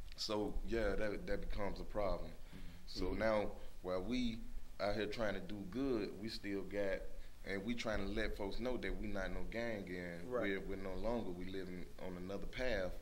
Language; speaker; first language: English; native; English